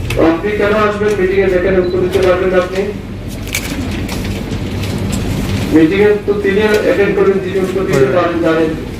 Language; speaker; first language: Bangla; native; Bangla